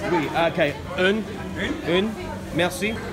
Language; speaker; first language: French; non-native, learner; English